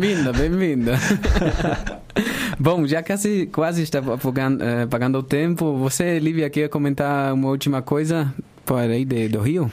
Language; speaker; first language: Portuguese; non-native, fluent; German